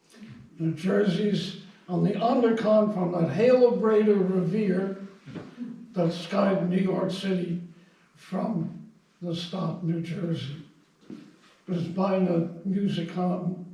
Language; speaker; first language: Dutch; non-native, fluent; English